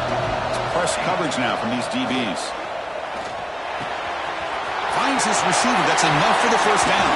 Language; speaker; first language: English; native; English